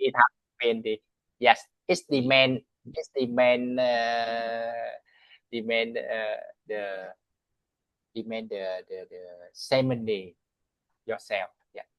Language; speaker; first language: English; non-native, learner; Vietnamese